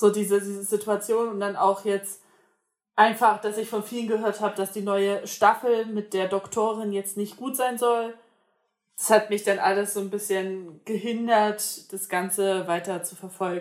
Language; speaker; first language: German; native; German